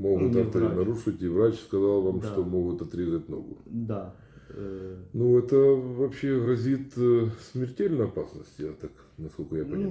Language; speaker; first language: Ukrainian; native; Ukrainian